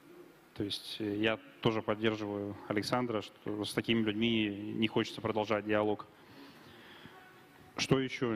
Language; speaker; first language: Russian; native; Russian